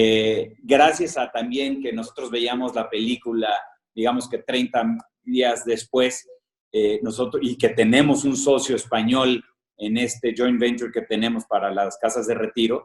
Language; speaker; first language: Spanish; native; Spanish